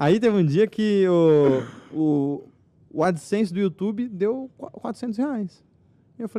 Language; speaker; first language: Portuguese; native; Portuguese